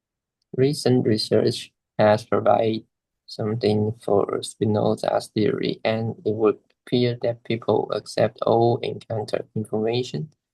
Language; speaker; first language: English; non-native, learner; Chinese